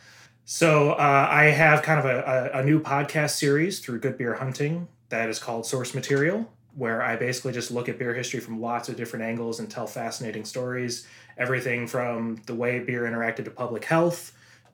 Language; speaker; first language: English; native; English